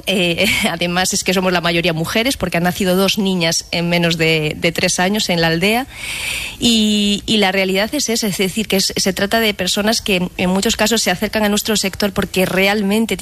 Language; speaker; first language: Spanish; native; Spanish